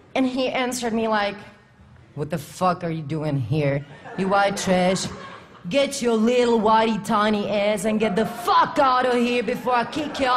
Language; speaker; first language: English; non-native, fluent; Czech